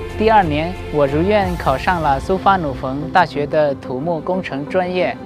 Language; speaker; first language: Chinese; non-native, learner; Lao